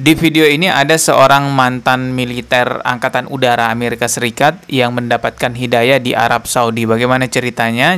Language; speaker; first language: Indonesian; native; Indonesian